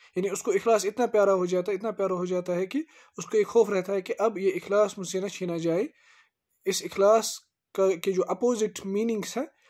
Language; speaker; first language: Urdu; native; Urdu